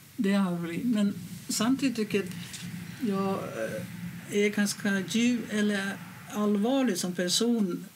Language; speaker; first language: Swedish; non-native, fluent; Finnish